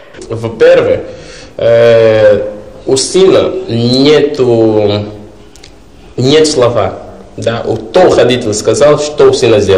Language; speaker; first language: Russian; non-native, learner; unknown